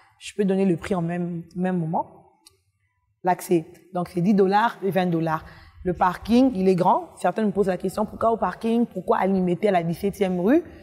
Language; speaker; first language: French; non-native, local second language; Lingala